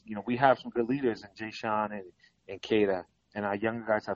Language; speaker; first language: English; native; English